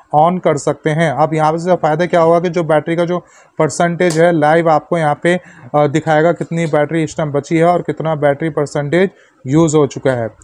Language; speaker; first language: Hindi; native; Hindi